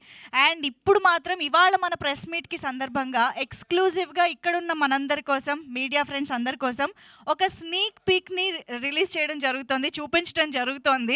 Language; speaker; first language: Telugu; native; Telugu